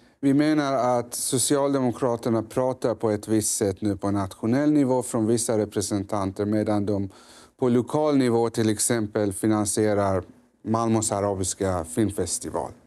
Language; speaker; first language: Swedish; early bilingual, other home language; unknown